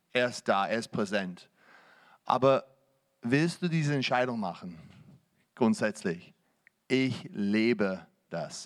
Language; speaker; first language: German; non-native, fluent; English